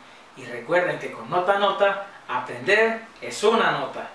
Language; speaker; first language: Spanish; native; Spanish